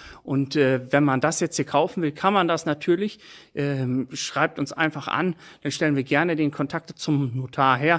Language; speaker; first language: German; native; German